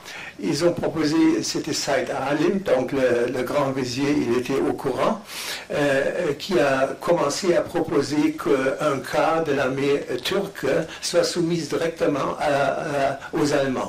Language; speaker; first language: French; non-native, fluent; German